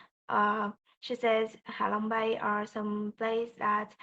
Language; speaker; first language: English; non-native, learner; Vietnamese